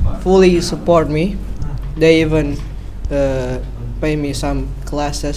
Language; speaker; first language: English; non-native, learner; Indonesian